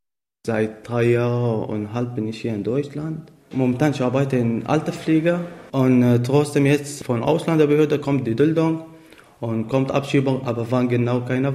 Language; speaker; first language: German; non-native, learner; Arabic